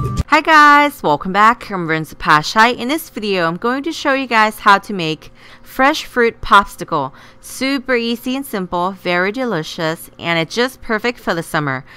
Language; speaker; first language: English; non-native, fluent; Thai